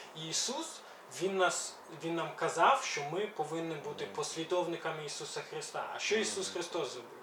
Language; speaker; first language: Ukrainian; early bilingual, other home language; Belarusian